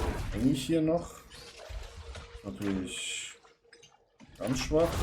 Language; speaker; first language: German; native; German